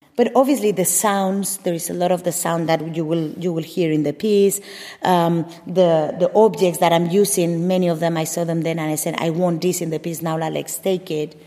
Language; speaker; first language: English; non-native, fluent; Spanish